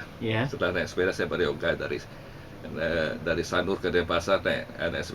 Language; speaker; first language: Indonesian; non-native, local second language; Javanese